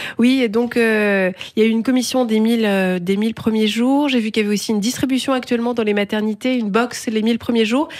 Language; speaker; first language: French; native; French